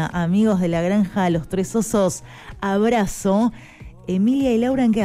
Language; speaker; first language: Spanish; native; Spanish